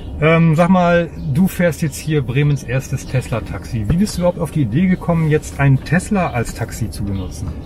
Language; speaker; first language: German; native; German